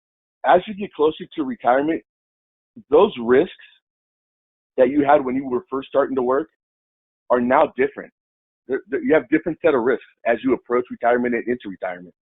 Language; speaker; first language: English; native; English